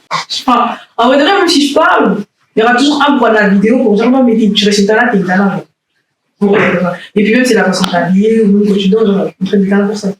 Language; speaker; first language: French; early bilingual, other home language; Haitian Creole